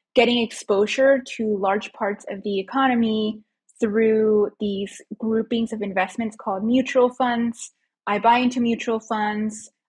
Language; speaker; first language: English; early bilingual, other home language; Spanish